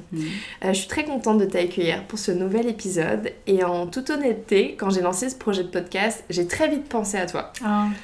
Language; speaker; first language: French; native; French